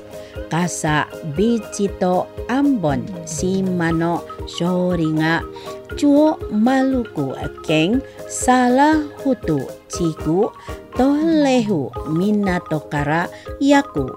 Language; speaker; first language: Japanese; non-native, fluent; Indonesian